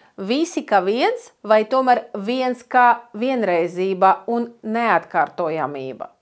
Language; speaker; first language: Latvian; non-native, local second language; Russian